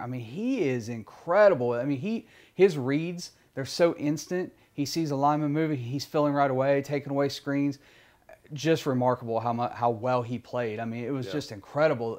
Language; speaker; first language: English; native; English